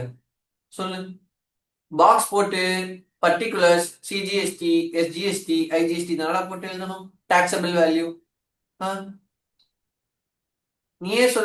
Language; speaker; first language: Tamil; native; Tamil